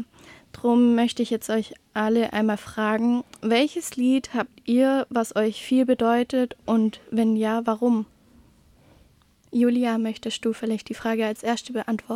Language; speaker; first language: German; native; German